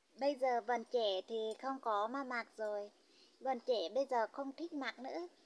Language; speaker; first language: Vietnamese; non-native, local second language; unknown